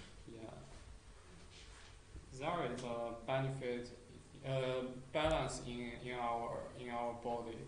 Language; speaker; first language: English; non-native, learner; Chinese